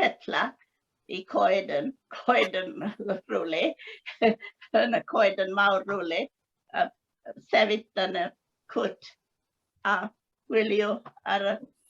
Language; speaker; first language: Welsh; non-native, learner; English